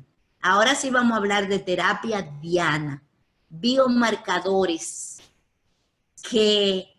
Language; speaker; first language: Spanish; native; Spanish